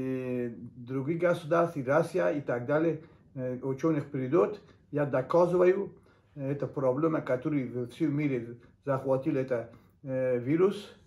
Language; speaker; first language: Russian; non-native, learner; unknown